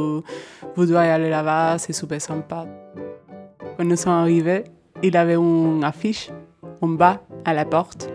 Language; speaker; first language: French; non-native, fluent; Spanish